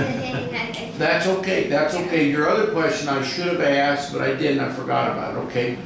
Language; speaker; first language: English; native; English